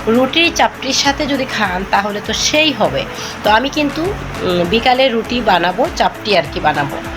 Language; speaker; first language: Bangla; native; Bangla